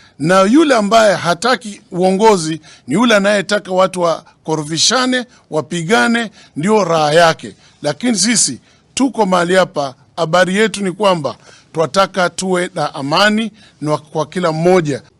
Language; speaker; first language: Swahili; native; Swahili